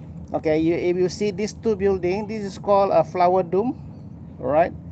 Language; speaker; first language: English; non-native, local second language; Malay